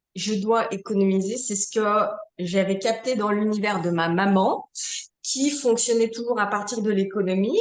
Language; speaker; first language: French; native; French